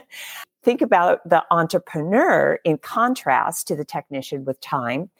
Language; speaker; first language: English; native; English